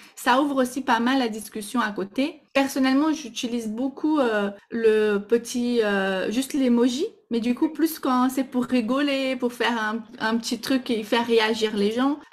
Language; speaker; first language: French; non-native, fluent; Portuguese